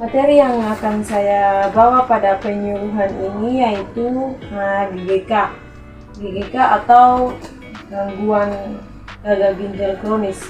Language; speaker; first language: Indonesian; non-native, local second language; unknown